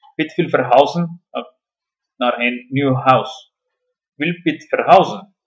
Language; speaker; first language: Dutch; non-native, learner; Spanish